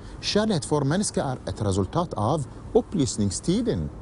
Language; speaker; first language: Norwegian; non-native, fluent; Arabic